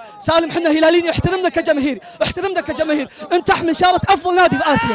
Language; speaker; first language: Arabic; native; Arabic